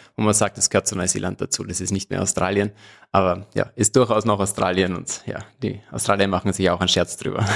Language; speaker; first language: German; native; German